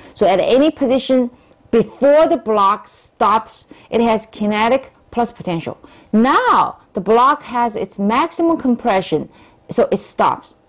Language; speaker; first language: English; non-native, fluent; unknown